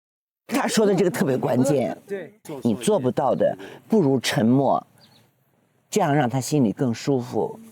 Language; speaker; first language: Chinese; native; Chinese